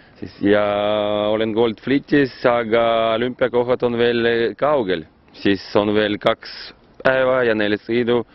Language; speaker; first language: Estonian; non-native, local second language; Russian